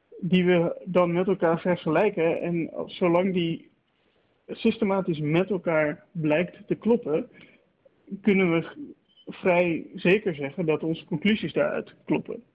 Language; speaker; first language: Dutch; native; Dutch